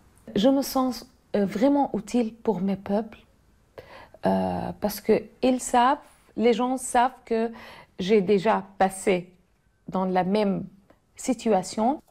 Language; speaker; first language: French; non-native, fluent; Arabic